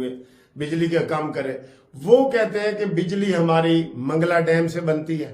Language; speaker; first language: Hindi; non-native, local second language; Punjabi